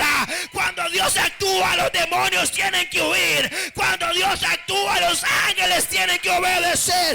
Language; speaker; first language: Spanish; native; Spanish